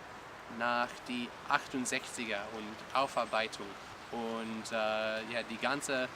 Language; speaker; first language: German; non-native, learner; English